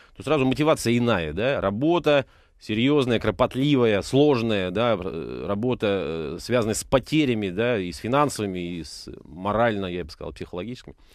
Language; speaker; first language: Russian; native; Russian